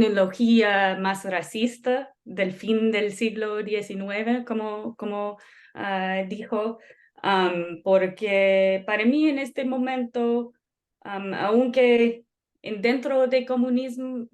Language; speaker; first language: Spanish; non-native, fluent; English